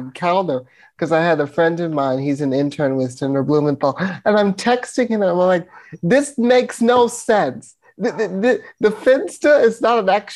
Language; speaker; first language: English; native; English